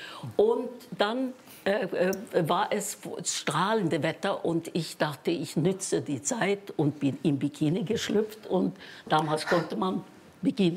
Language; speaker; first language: German; non-native, fluent; Norwegian